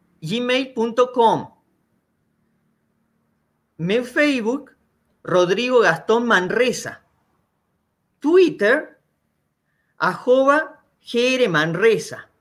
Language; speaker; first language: Portuguese; non-native, learner; Spanish